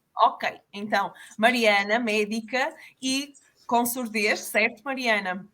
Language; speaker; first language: Portuguese; native; Portuguese